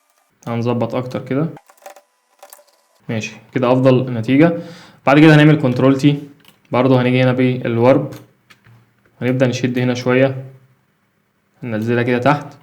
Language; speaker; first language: Arabic; native; Arabic